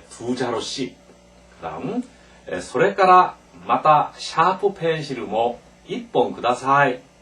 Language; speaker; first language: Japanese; non-native, fluent; Korean